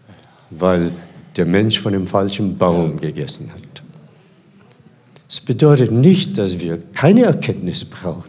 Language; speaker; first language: German; non-native, fluent; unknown